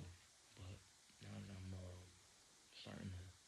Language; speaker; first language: English; native; English